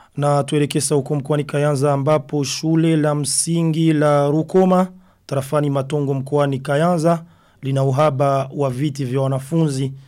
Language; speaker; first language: Swahili; non-native, local second language; Rundi